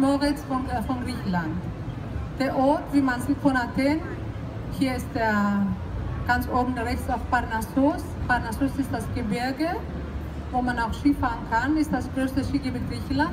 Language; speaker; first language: German; non-native, fluent; Greek